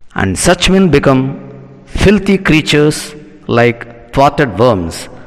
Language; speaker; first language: English; non-native, local second language; Tamil